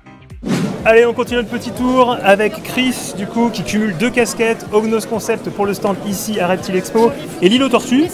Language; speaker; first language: French; native; French